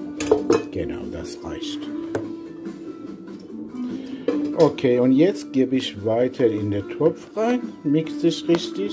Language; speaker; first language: German; non-native, learner; Persian